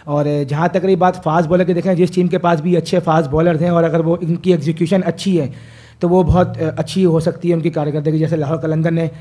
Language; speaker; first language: Urdu; native; Urdu